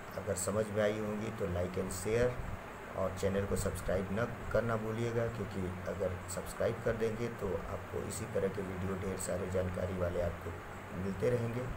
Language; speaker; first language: Hindi; native; Hindi